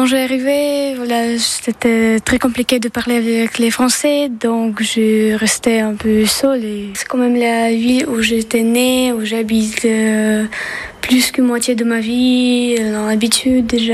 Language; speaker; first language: French; non-native, learner; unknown